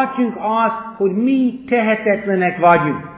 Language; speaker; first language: Hungarian; non-native, fluent; English